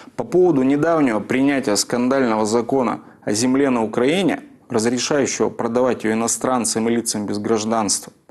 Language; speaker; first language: Russian; native; Russian